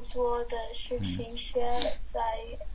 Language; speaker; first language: Chinese; non-native, learner; English